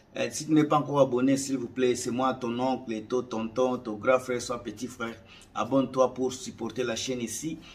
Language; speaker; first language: French; non-native, local second language; Lingala